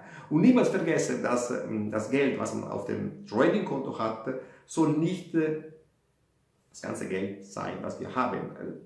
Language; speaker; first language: German; non-native, fluent; Italian